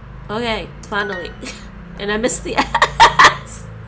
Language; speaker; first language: English; native; English